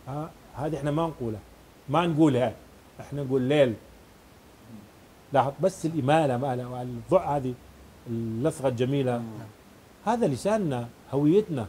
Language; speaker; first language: Arabic; native; Arabic